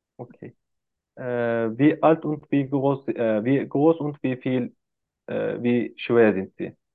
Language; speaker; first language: German; non-native, learner; Turkish